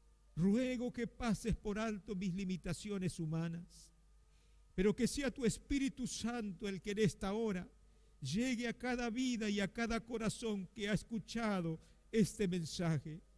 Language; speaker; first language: Spanish; native; Spanish